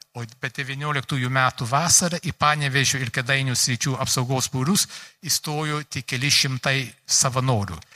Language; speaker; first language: Lithuanian; early bilingual, heritage; Lithuanian